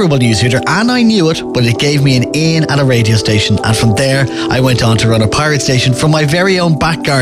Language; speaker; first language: English; native; English